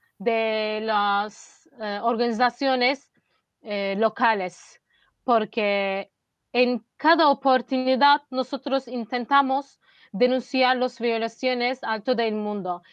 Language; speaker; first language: Spanish; non-native, fluent; Turkish